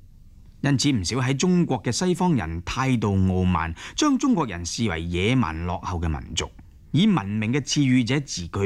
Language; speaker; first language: Chinese; non-native, local second language; Cantonese